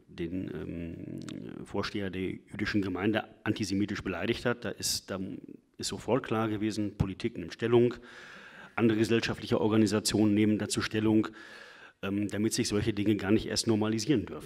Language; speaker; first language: German; native; German